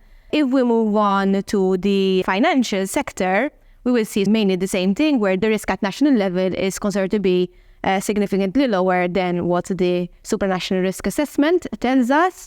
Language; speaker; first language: English; non-native, local second language; Maltese